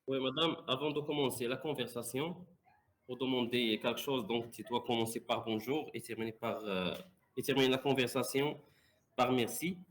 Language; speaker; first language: French; non-native, local second language; Arabic